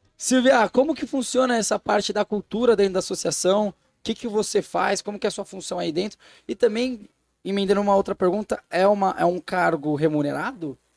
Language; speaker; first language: Portuguese; native; Portuguese